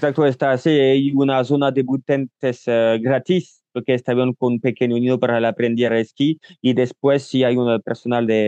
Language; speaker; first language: Spanish; non-native, learner; French